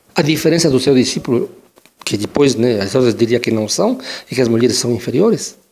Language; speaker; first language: Portuguese; non-native, fluent; Spanish